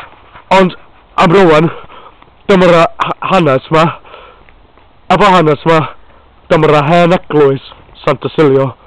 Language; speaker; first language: Welsh; non-native, learner; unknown